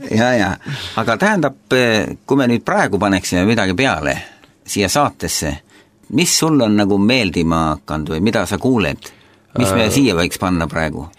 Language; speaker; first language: Estonian; native; Estonian